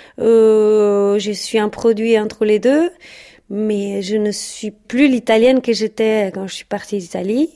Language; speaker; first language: French; non-native, fluent; Italian